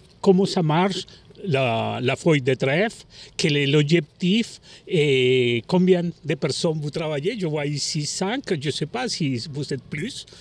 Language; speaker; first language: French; non-native, learner; Spanish